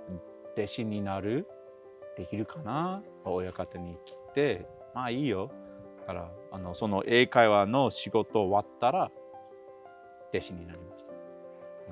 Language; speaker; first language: Japanese; non-native, learner; English